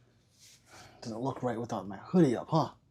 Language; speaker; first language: English; native; English